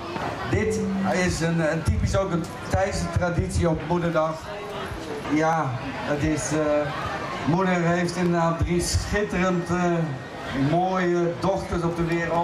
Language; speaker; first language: Dutch; native; Dutch